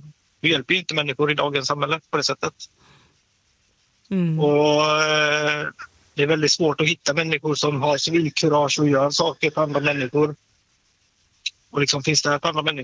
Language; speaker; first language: Swedish; native; Swedish